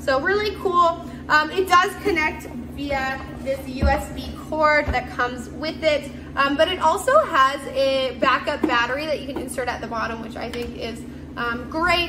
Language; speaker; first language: English; native; English